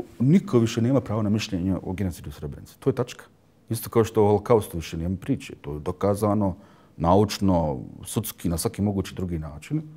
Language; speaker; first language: Bosnian; early bilingual, heritage; Bosnian